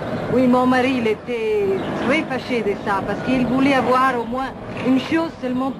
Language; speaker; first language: French; non-native, fluent; Italian